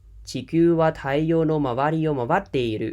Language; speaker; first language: Japanese; non-native, fluent; Khmer